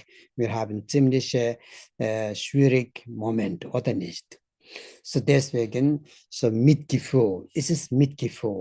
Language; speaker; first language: German; non-native, learner; Tibetan